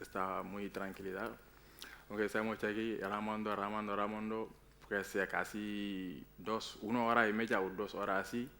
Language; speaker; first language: Spanish; non-native, learner; Wolof